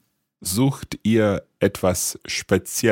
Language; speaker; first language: German; non-native, learner; English